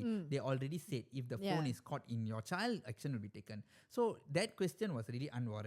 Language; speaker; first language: English; native; English